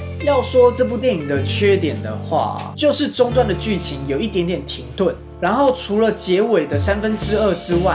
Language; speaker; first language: Chinese; native; Chinese